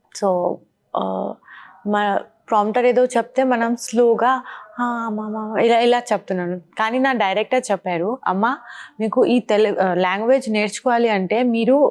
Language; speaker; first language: Telugu; non-native, learner; Bangla